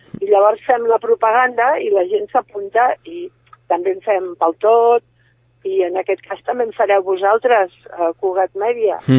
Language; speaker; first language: Catalan; native; Catalan